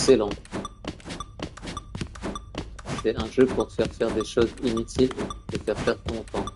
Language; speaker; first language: French; native; French